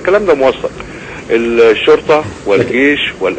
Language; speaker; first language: Arabic; native; Arabic